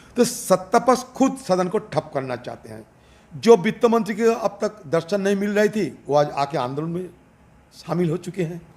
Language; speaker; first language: Hindi; non-native, local second language; Bangla